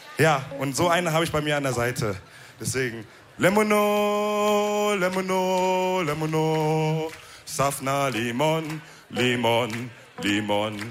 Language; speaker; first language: German; early bilingual, other home language; Wolof